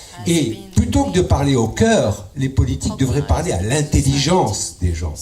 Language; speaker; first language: French; native; French